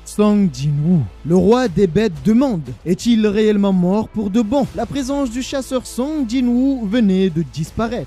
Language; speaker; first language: French; native; French